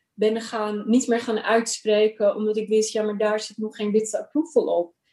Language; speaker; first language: Dutch; early bilingual, other home language; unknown